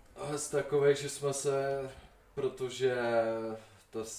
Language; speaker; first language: Czech; early bilingual, other home language; Slovak